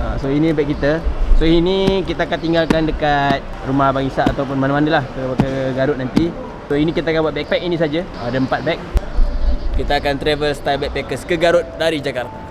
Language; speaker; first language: Malay; native; Malay